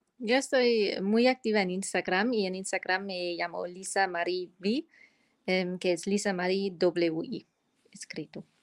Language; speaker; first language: Spanish; non-native, fluent; German